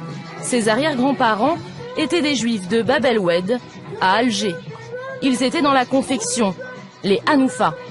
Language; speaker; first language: French; native; French